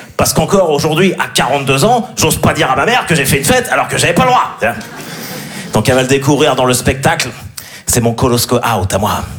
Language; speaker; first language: French; native; French